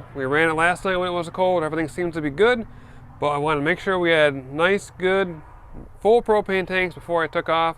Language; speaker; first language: English; native; English